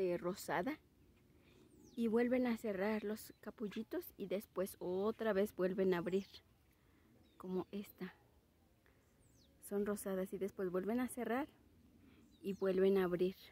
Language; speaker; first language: Spanish; native; Spanish